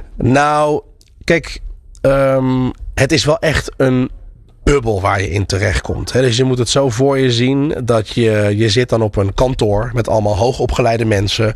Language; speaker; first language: Dutch; native; Dutch